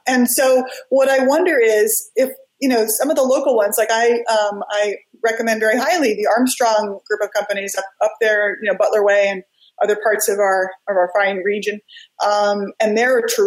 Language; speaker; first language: English; native; English